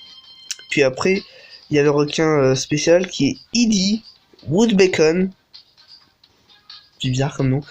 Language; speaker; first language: French; native; French